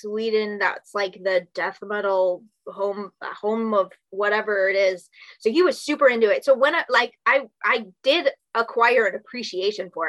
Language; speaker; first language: English; native; English